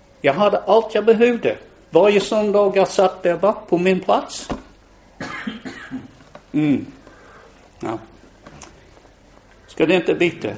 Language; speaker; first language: Swedish; non-native, fluent; English